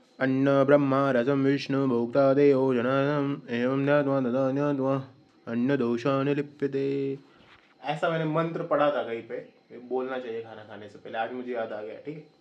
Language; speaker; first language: Hindi; non-native, local second language; Marathi